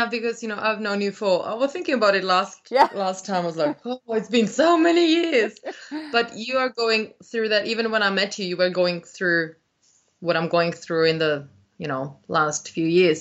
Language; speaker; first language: English; non-native, fluent; Czech